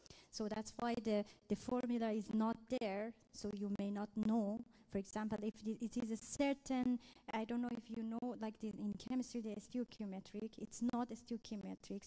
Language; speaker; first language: English; non-native, fluent; Persian